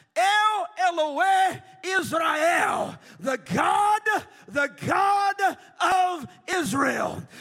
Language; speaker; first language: English; early bilingual, other home language; Portuguese